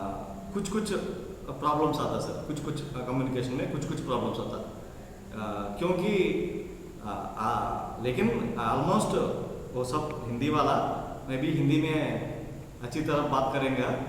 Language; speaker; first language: Hindi; non-native, local second language; Telugu